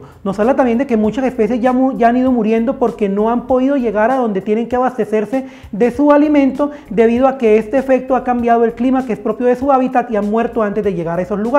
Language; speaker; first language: Spanish; native; Spanish